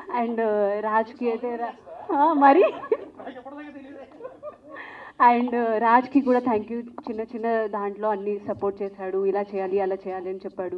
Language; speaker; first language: Telugu; non-native, learner; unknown